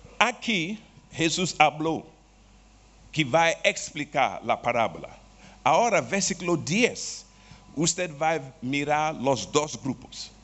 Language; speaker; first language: Spanish; non-native, learner; Portuguese